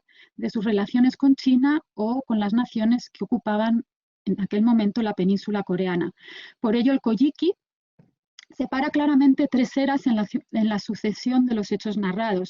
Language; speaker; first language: Spanish; native; Spanish